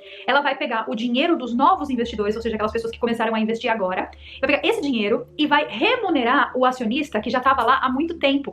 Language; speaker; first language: Portuguese; native; Portuguese